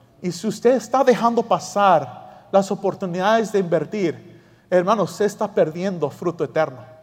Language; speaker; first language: Spanish; early bilingual, heritage; Spanish